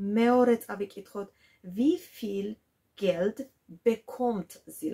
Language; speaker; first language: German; non-native, fluent; Georgian